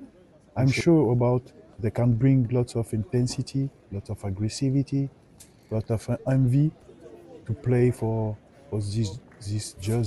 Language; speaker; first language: English; non-native, learner; French